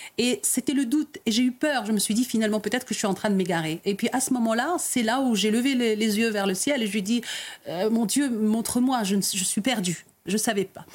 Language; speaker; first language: French; early bilingual, other home language; Arabic